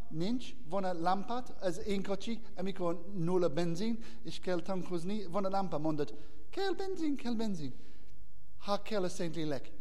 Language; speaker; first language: Hungarian; non-native, learner; English